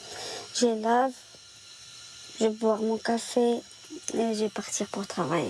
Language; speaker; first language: French; non-native, learner; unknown